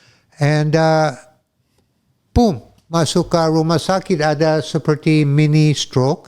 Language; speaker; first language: Indonesian; non-native, fluent; English